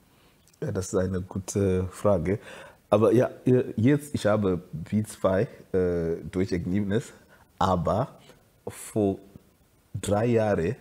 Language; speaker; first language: German; non-native, learner; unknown